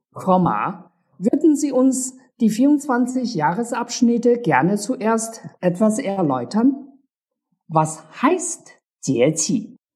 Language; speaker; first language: German; non-native, fluent; Chinese